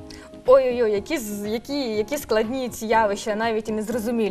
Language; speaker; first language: Ukrainian; native; Ukrainian